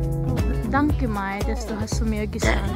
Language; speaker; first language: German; non-native, learner; Filipino